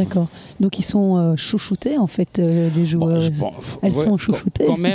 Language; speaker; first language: French; native; French